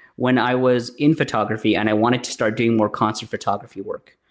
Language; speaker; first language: English; early bilingual, other home language; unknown